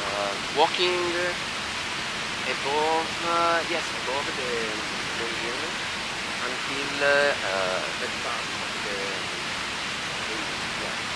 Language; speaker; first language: English; non-native, fluent; Italian